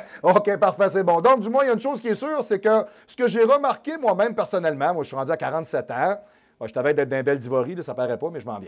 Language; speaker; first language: French; native; French